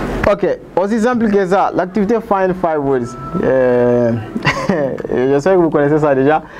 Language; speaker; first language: French; non-native, local second language; Bambara